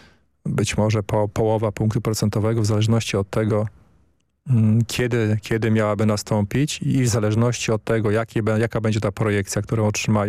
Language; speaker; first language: Polish; native; Polish